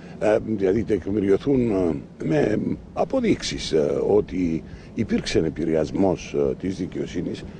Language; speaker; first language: Greek; native; Greek